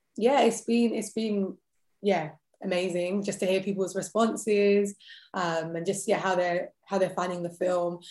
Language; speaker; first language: English; native; English